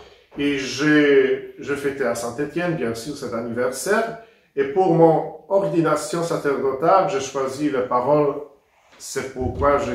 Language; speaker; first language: French; non-native, fluent; Polish